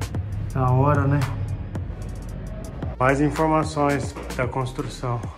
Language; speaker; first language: Portuguese; native; Portuguese